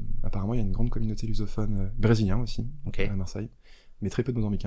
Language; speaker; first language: French; native; French